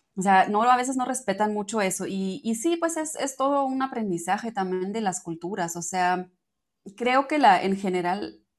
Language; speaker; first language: Spanish; non-native, fluent; German